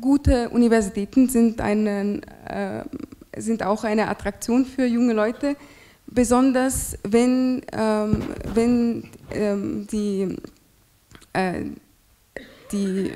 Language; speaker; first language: German; non-native, fluent; Arabic